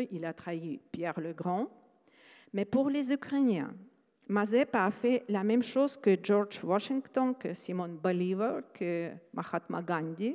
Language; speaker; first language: French; non-native, fluent; Ukrainian